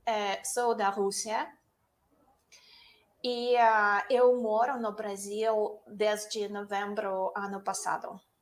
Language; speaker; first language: Portuguese; non-native, learner; Russian